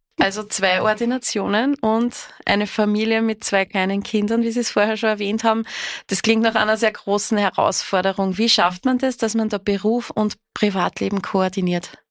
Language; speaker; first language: German; native; German